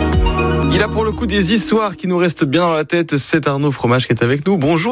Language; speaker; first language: French; native; French